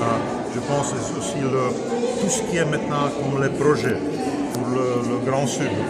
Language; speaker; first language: French; non-native, fluent; Czech